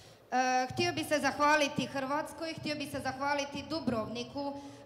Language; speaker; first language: Russian; non-native, fluent; Serbian